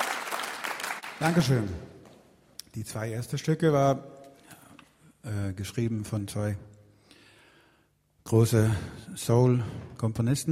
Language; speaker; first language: German; non-native, learner; Swedish